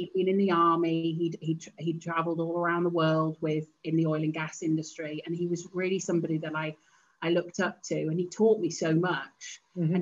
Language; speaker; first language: English; native; English